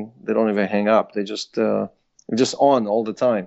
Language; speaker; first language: English; non-native, fluent; Hebrew